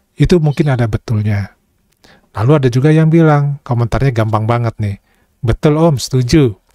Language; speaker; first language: Indonesian; native; Indonesian